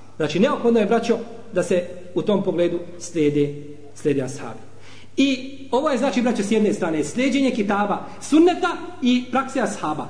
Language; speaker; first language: Bosnian; native; Bosnian